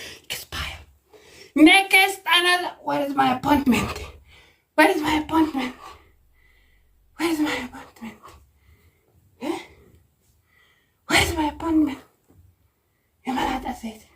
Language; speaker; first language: English; non-native, learner; Oromo